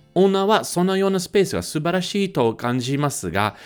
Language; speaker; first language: Japanese; native; Japanese